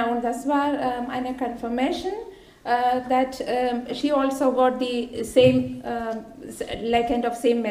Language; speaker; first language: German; non-native, learner; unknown